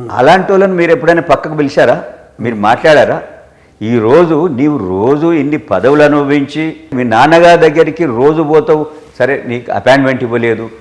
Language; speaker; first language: Telugu; native; Telugu